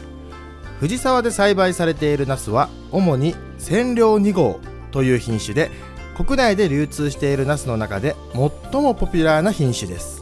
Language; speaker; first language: Japanese; native; Japanese